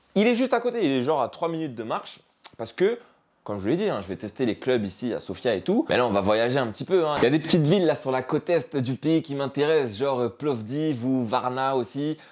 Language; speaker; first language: French; native; French